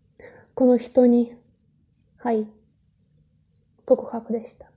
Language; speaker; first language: Japanese; non-native, learner; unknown